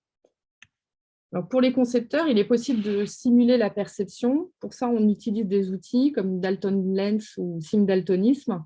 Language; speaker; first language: French; native; French